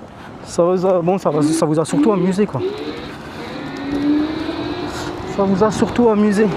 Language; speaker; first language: French; native; French